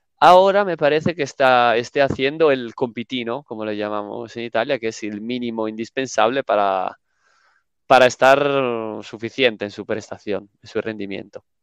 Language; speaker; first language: Spanish; non-native, fluent; Italian